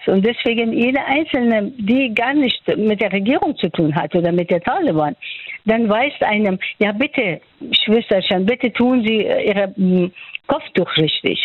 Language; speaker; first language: German; non-native, fluent; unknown